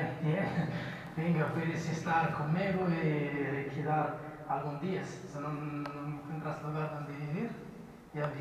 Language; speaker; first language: Spanish; non-native, learner; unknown